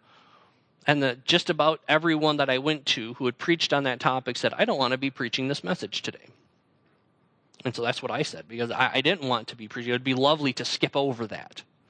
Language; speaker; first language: English; native; English